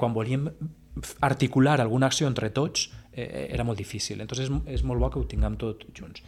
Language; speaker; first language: Catalan; native; Catalan